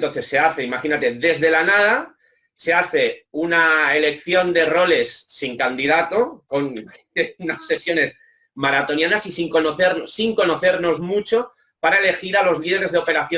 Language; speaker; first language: Spanish; native; Spanish